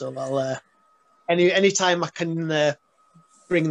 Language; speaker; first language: English; native; English